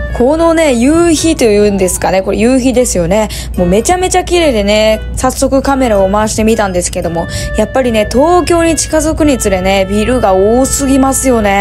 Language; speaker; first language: Japanese; native; Japanese